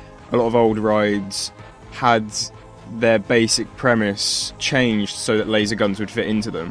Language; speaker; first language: English; native; English